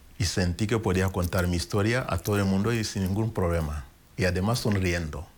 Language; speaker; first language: Spanish; non-native, fluent; Kinyarwanda